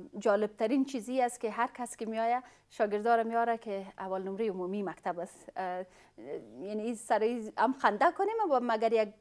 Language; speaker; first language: Persian; non-native, fluent; Pashto